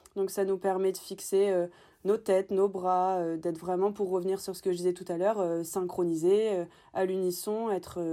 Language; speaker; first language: French; native; French